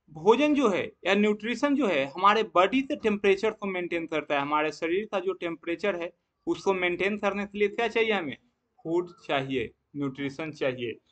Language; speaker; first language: Hindi; native; Hindi